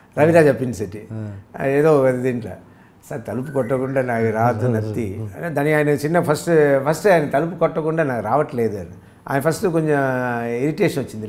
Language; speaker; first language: Telugu; native; Telugu